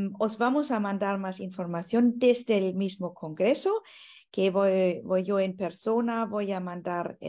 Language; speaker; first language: Spanish; non-native, fluent; German